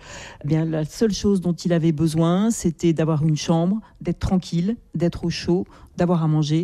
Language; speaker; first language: French; native; French